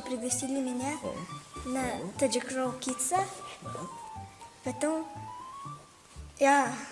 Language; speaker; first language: Russian; non-native, learner; Tajik